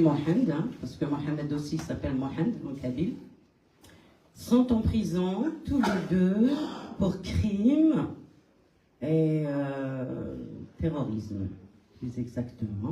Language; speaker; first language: French; non-native, local second language; Kabyle